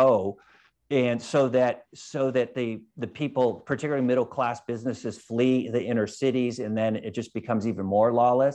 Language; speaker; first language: English; native; English